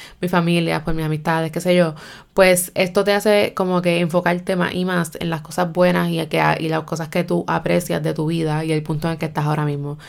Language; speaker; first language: Spanish; native; Spanish